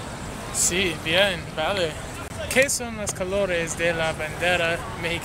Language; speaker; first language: Spanish; non-native, learner; English